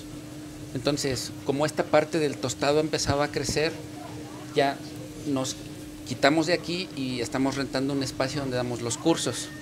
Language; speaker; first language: Spanish; native; Spanish